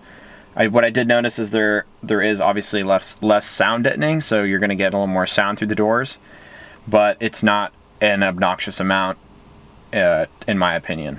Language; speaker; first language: English; native; English